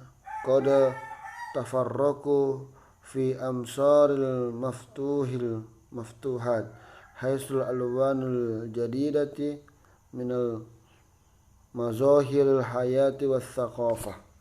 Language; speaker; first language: Arabic; non-native, fluent; Indonesian